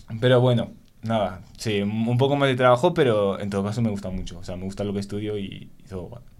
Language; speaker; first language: Spanish; non-native, fluent; French